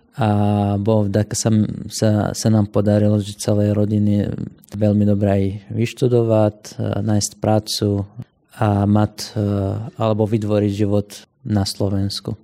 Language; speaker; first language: Slovak; non-native, fluent; Assyrian Neo-Aramaic